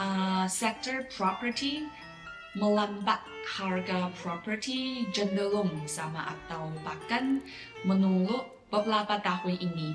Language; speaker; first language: Indonesian; non-native, fluent; Chinese